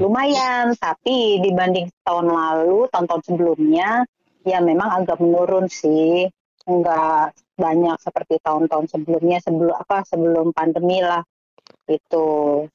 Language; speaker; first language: Indonesian; native; Indonesian